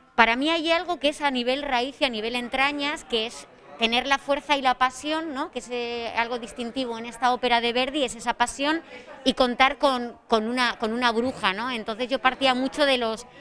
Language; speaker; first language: Spanish; native; Spanish